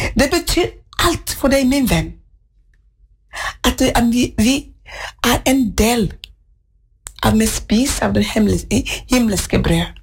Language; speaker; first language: Swedish; non-native, learner; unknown